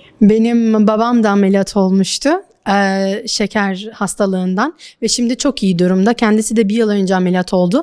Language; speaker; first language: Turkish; non-native, fluent; Albanian